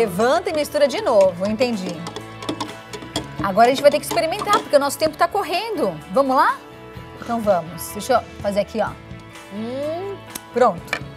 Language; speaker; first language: Portuguese; native; Portuguese